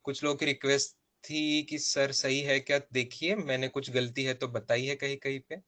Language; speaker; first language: Hindi; non-native, local second language; Marathi